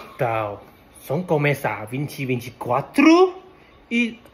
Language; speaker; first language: Portuguese; non-native, learner; Malay